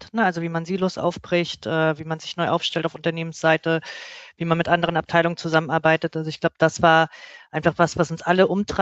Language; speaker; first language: German; native; German